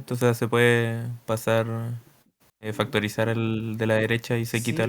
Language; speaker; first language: Spanish; native; Spanish